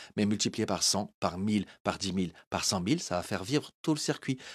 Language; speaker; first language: French; early bilingual, other home language; Portuguese